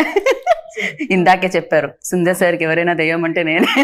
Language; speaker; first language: Telugu; native; Telugu